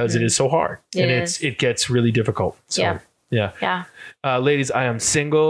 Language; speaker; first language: English; native; English